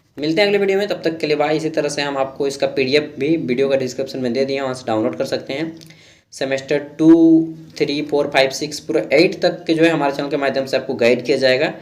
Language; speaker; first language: Hindi; non-native, local second language; Magahi